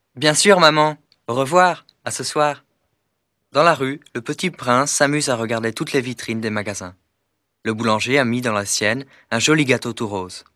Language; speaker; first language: French; native; French